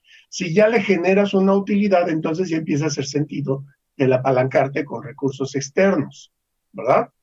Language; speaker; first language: Spanish; native; Spanish